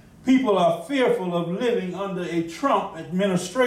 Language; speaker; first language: English; native; English